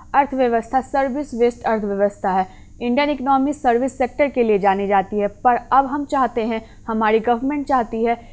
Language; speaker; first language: Hindi; native; Hindi